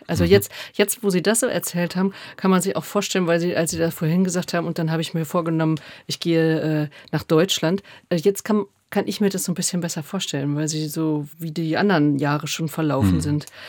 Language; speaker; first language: German; native; German